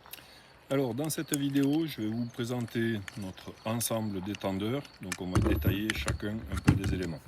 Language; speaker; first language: French; native; French